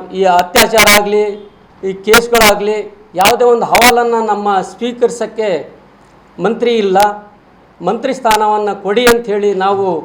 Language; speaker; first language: Kannada; non-native, local second language; Lambadi